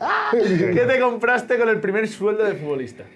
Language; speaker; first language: Spanish; native; Spanish